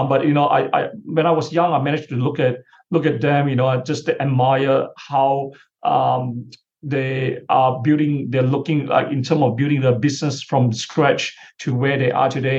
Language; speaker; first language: English; non-native, local second language; Chinese